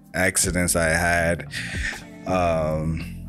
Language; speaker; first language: English; native; English